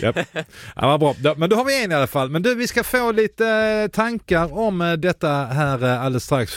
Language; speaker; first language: Swedish; native; Swedish